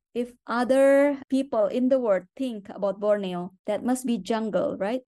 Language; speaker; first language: English; non-native, fluent; Indonesian